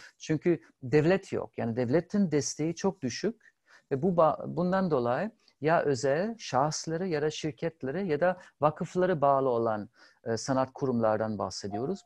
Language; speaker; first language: Turkish; non-native, fluent; German